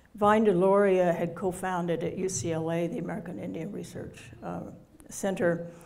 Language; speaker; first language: English; native; English